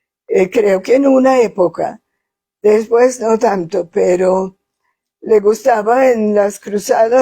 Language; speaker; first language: Spanish; non-native, fluent; Swedish